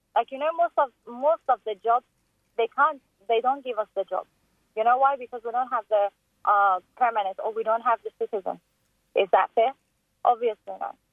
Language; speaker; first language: English; non-native, fluent; Persian